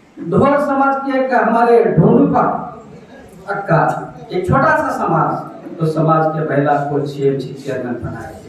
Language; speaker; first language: Hindi; non-native, local second language; Marathi